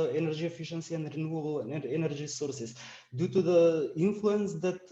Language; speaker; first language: English; non-native, fluent; Macedonian